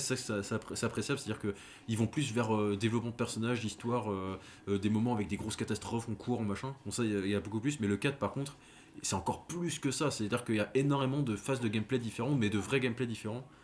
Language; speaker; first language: French; native; French